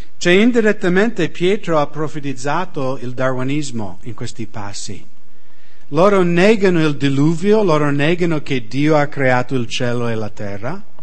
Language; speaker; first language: Italian; non-native, fluent; English